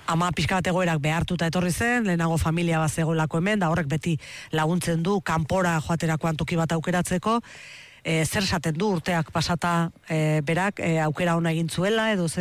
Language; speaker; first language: Basque; native; Basque